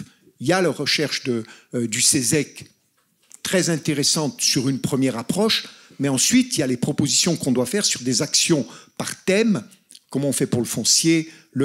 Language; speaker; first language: French; native; French